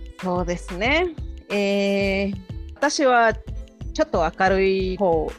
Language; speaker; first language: Japanese; non-native, fluent; Spanish